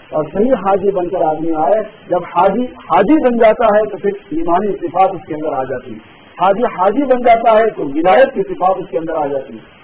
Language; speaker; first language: Urdu; native; Urdu